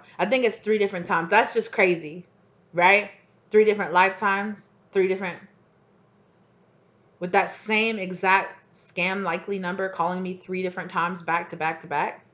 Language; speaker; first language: English; native; English